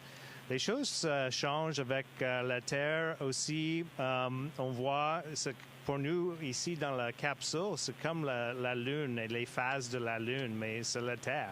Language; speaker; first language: French; non-native, fluent; English